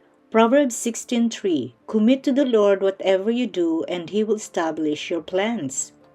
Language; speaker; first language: English; non-native, local second language; Filipino